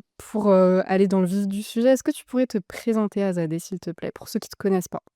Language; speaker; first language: French; native; French